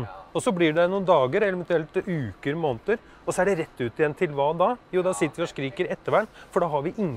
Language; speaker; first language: Norwegian; native; Norwegian